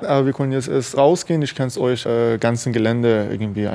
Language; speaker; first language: German; non-native, fluent; Persian